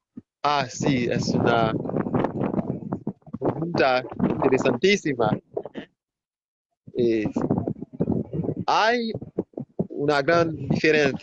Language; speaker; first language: Spanish; non-native, fluent; Haitian Creole